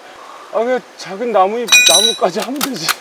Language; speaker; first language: Korean; native; Korean